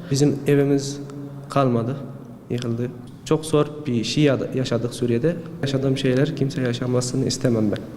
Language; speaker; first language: Turkish; early bilingual, other home language; Arabic